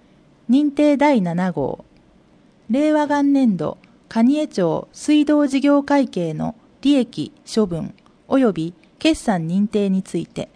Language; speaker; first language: Japanese; native; Japanese